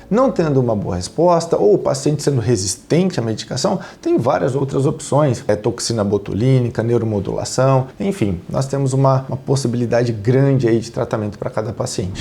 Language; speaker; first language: Portuguese; native; Portuguese